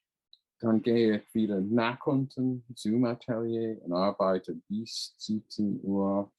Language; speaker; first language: German; non-native, fluent; English